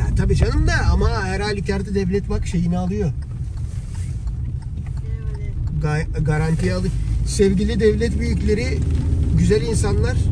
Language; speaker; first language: Turkish; native; Turkish